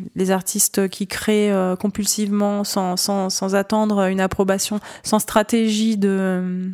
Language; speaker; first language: French; native; French